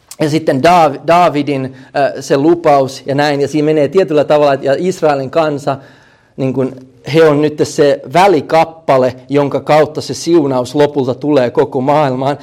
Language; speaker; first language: Finnish; native; Finnish